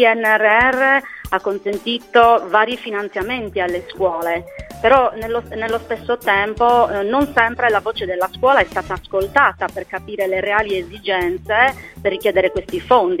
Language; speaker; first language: Italian; native; Italian